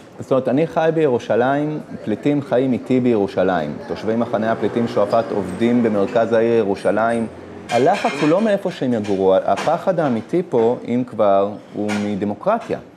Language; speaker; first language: Hebrew; native; Hebrew